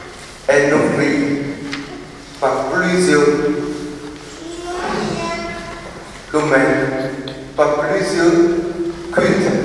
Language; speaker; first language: French; non-native, fluent; Vietnamese